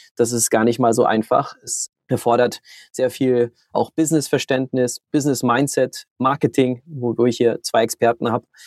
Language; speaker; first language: German; early bilingual, heritage; German